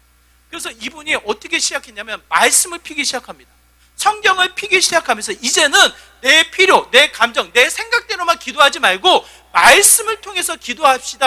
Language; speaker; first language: Korean; native; Korean